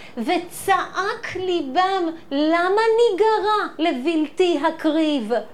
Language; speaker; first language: Hebrew; native; Hebrew